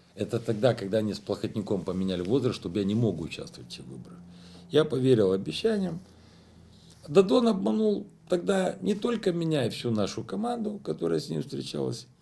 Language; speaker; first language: Russian; non-native, local second language; Romanian